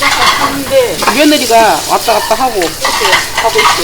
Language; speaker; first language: Korean; native; Korean